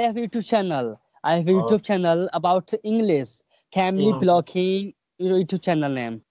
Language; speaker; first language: English; non-native, learner; Hindi